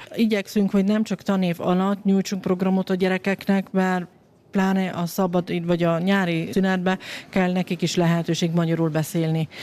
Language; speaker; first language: Hungarian; native; Hungarian